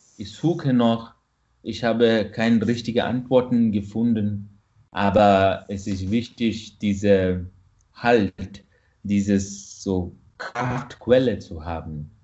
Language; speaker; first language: German; non-native, fluent; Malayalam